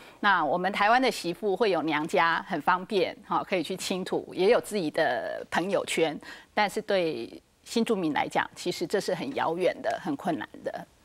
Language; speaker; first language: Chinese; native; Chinese